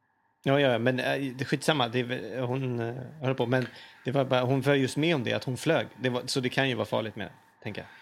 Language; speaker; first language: Swedish; native; Swedish